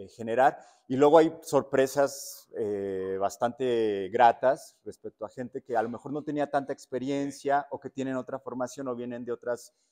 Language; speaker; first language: Spanish; native; Spanish